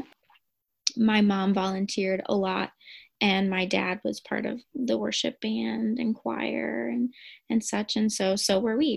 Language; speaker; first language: English; native; English